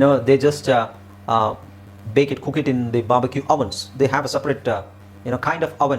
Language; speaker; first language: English; non-native, local second language; Kannada